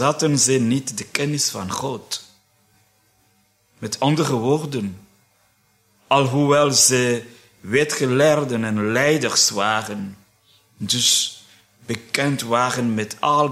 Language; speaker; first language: Dutch; non-native, fluent; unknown